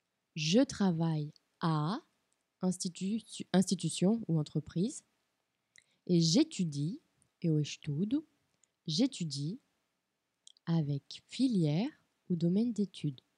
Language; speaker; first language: French; non-native, fluent; Portuguese